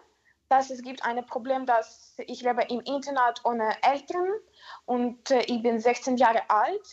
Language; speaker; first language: German; non-native, learner; Ukrainian